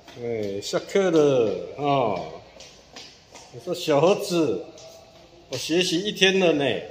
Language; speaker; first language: Chinese; non-native, local second language; Min Nan Chinese